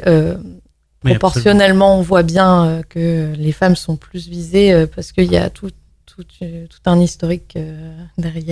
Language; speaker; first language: French; native; French